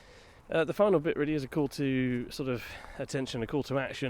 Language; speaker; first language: English; native; English